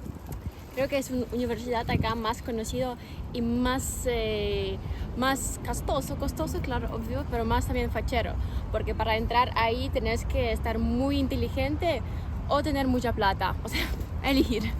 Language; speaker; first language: Spanish; non-native, fluent; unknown